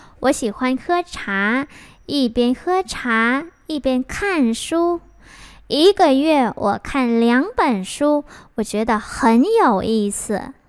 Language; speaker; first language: Chinese; non-native, fluent; Vietnamese